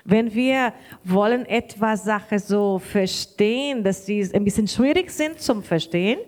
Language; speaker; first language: German; non-native, learner; Portuguese